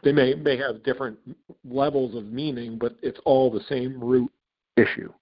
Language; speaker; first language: English; native; English